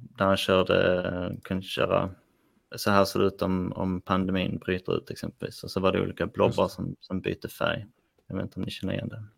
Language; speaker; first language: Swedish; native; Swedish